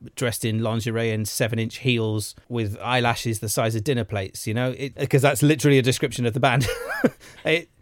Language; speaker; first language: English; native; English